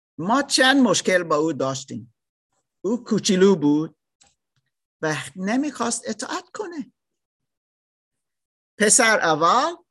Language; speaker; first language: Persian; non-native, learner; German